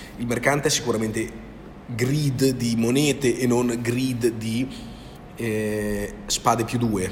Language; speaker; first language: Italian; native; Italian